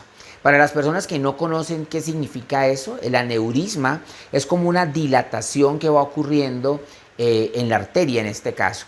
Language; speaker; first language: Spanish; native; Spanish